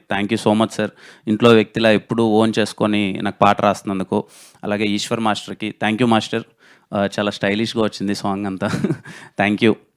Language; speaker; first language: Telugu; native; Telugu